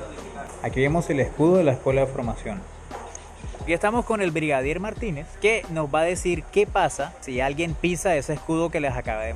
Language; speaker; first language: Spanish; native; Spanish